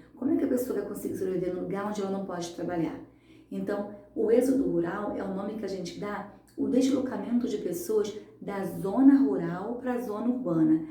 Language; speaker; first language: Portuguese; native; Portuguese